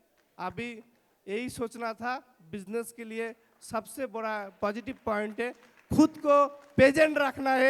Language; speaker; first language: Hindi; non-native, local second language; Bangla